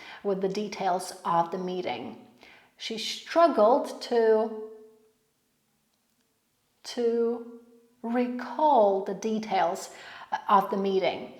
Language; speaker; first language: English; non-native, fluent; Polish